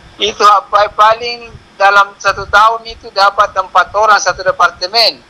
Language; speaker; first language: Indonesian; native; Indonesian